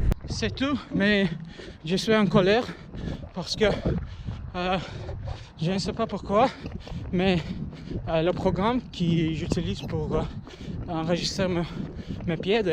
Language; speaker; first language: French; non-native, learner; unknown